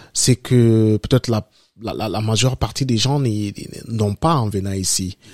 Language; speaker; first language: French; non-native, local second language; Lingala